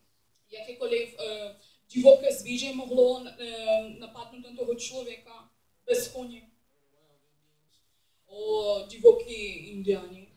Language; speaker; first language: Czech; non-native, learner; English